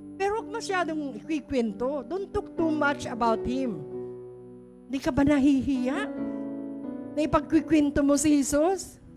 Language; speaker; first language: Filipino; native; Filipino